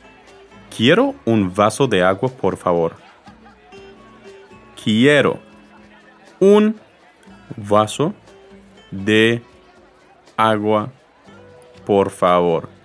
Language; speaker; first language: Spanish; non-native, fluent; English